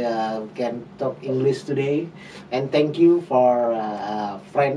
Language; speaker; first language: English; non-native, learner; Indonesian